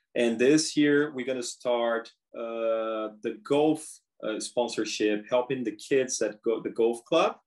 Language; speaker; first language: English; non-native, fluent; Portuguese